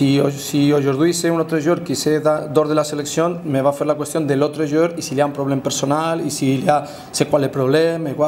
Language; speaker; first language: French; non-native, fluent; Spanish